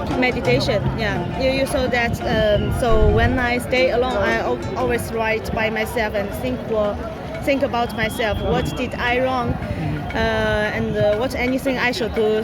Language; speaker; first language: English; non-native, learner; Chinese